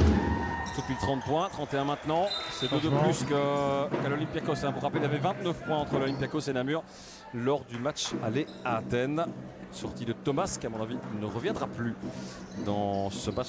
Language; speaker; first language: French; native; French